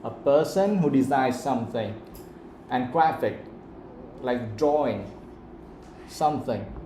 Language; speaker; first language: English; non-native, fluent; Vietnamese